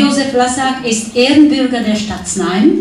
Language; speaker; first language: German; non-native, fluent; Czech